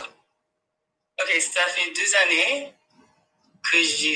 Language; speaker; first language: French; non-native, learner; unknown